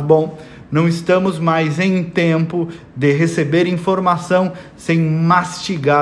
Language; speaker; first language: Portuguese; native; Portuguese